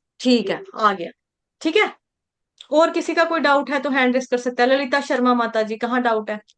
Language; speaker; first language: Hindi; native; Hindi